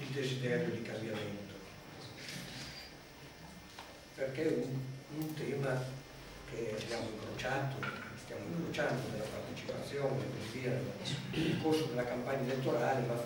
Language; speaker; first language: Italian; native; Italian